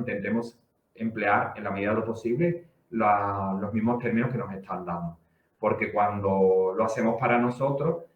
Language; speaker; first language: Spanish; native; Spanish